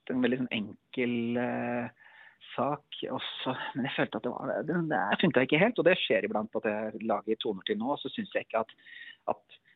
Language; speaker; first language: Norwegian; native; Norwegian